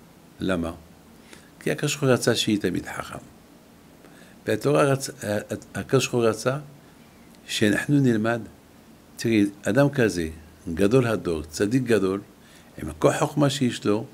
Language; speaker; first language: Hebrew; non-native, fluent; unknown